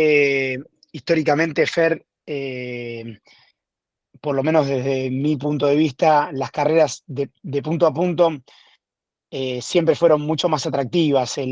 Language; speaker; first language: Spanish; native; Spanish